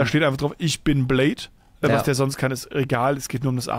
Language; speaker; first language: German; native; German